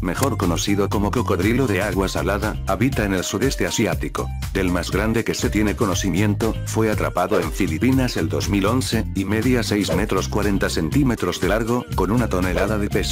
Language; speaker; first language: Spanish; native; Spanish